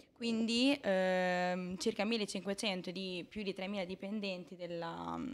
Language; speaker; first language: Italian; native; Italian